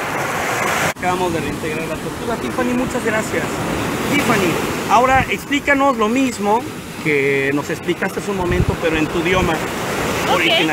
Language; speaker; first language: Spanish; native; Spanish